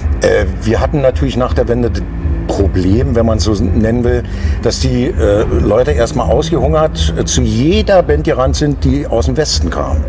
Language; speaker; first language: German; native; German